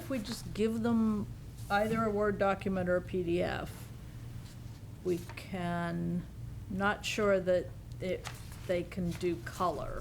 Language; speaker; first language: English; native; English